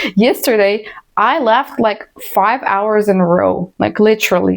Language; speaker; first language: English; non-native, fluent; Ukrainian